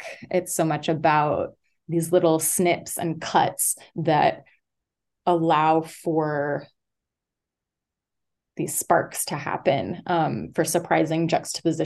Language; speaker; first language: English; native; English